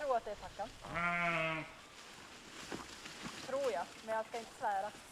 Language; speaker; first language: Swedish; native; Swedish